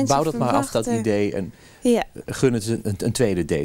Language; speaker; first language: Dutch; native; Dutch